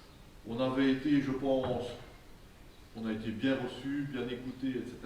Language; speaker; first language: French; native; French